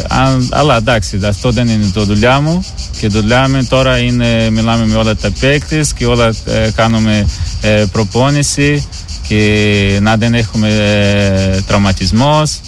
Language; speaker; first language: Greek; non-native, learner; Portuguese